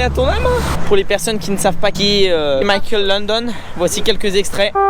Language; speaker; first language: French; native; French